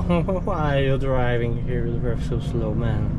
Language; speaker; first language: English; non-native, fluent; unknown